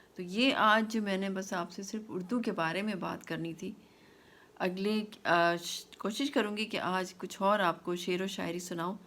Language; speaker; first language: Urdu; native; Urdu